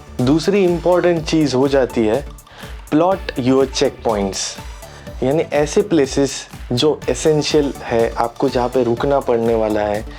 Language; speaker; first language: Hindi; non-native, local second language; Marathi